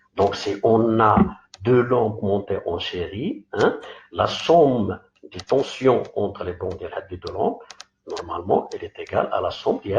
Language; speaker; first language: French; non-native, local second language; Arabic